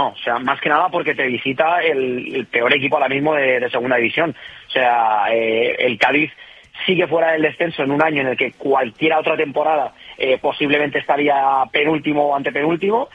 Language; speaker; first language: Spanish; native; Spanish